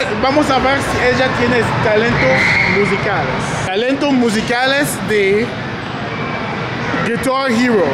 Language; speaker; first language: Spanish; non-native, learner; English